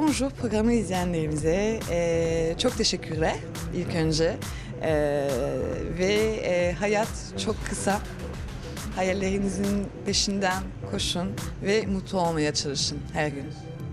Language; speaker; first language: Turkish; early bilingual, heritage; Turkish